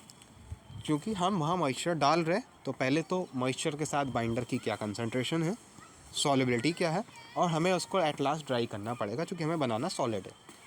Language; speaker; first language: Hindi; native; Hindi